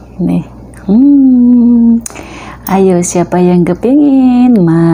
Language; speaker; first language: Indonesian; non-native, local second language; Javanese